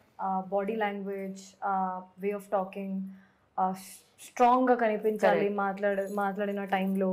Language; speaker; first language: Telugu; non-native, learner; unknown